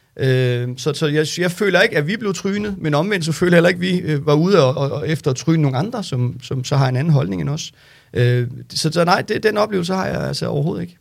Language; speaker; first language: Danish; early bilingual, other home language; Turkish